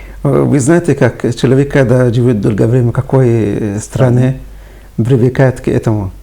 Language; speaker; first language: Russian; non-native, fluent; Arabic